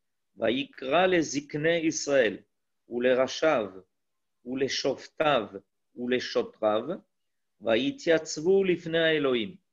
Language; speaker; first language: Hebrew; non-native, fluent; French